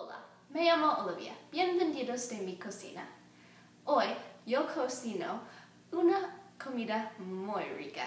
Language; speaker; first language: Spanish; non-native, learner; English